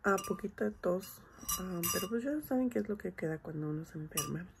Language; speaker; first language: Spanish; early bilingual, heritage; Spanish